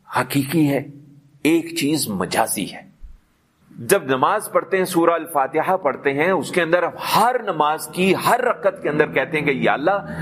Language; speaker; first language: Urdu; non-native, local second language; Punjabi